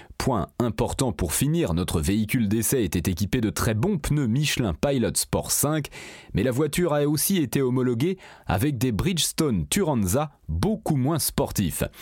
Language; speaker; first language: French; native; French